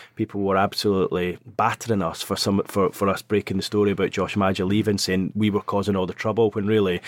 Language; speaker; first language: English; native; English